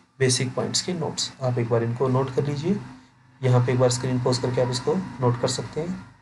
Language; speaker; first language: Hindi; native; Hindi